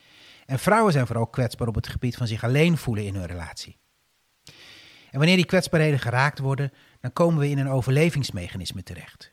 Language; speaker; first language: Dutch; native; Dutch